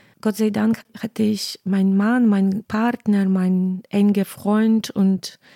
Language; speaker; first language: German; non-native, fluent; Ukrainian